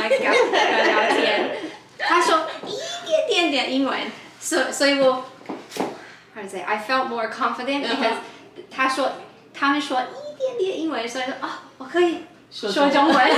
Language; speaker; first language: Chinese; non-native, learner; English